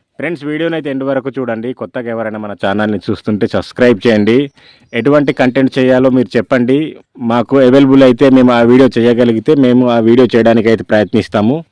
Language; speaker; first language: Telugu; native; Telugu